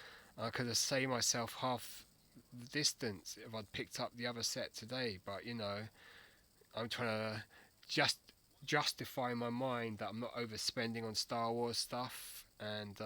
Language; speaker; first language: English; native; English